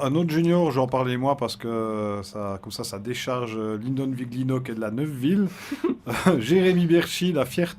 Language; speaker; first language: French; native; French